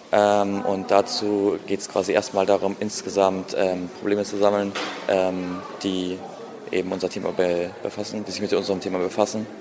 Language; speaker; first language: German; native; German